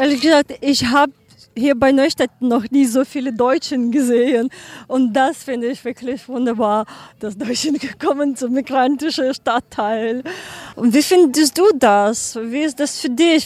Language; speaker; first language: German; non-native, learner; Ukrainian